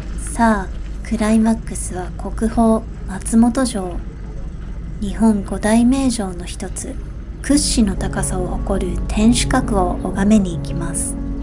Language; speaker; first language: Japanese; native; Japanese